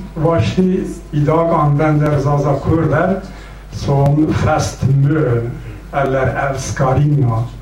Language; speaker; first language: Swedish; non-native, fluent; Zaza